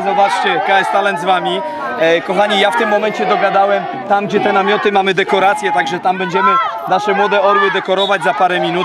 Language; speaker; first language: Polish; native; Polish